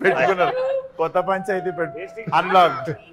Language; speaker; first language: Telugu; native; Telugu